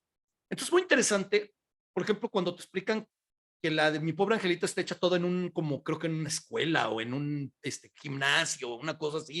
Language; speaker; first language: Spanish; native; Spanish